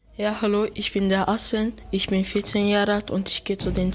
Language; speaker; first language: German; early bilingual, other home language; Turkish